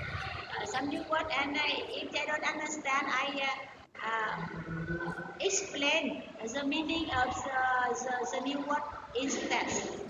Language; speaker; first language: English; non-native, learner; Vietnamese